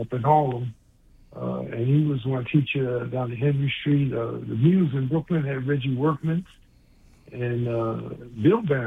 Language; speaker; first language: English; native; English